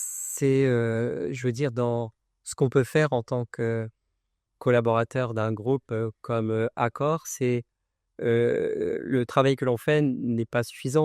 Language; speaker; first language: French; native; French